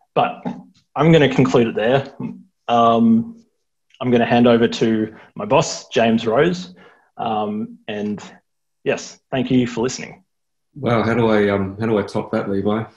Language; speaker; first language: English; native; English